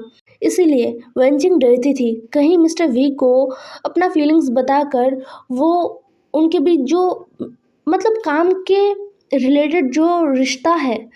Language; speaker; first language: Hindi; non-native, local second language; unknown